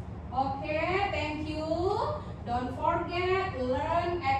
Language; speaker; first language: English; non-native, learner; Indonesian